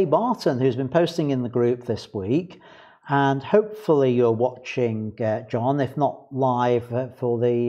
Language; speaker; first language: English; native; English